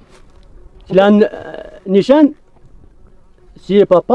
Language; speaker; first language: French; non-native, learner; Central Atlas Tamazight